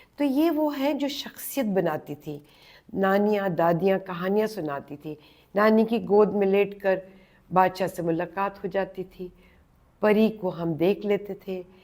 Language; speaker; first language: Urdu; native; Urdu